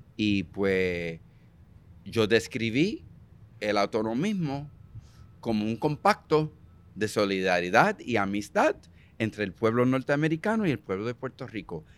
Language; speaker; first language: Spanish; early bilingual, heritage; Spanish